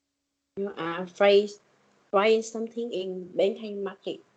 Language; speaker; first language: English; non-native, learner; Vietnamese